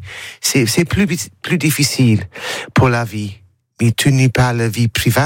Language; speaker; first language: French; non-native, learner; English